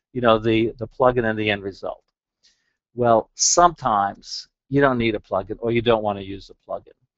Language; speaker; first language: English; native; English